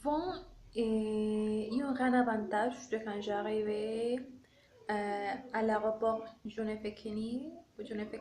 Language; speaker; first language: French; non-native, learner; Spanish